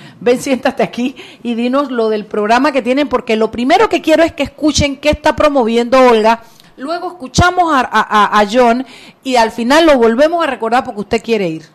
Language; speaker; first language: Spanish; native; Spanish